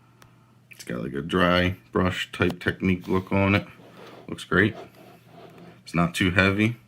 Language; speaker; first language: English; native; English